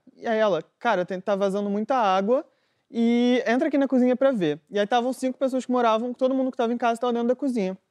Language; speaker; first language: Portuguese; native; Portuguese